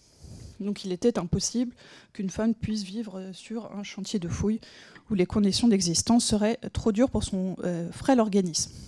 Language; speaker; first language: French; native; French